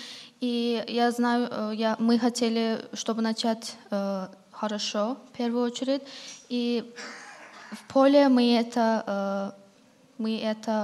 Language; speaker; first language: Russian; non-native, learner; Turkish